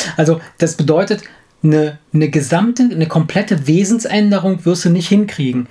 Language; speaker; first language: German; non-native, fluent; Italian